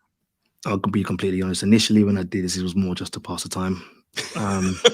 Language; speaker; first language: English; native; English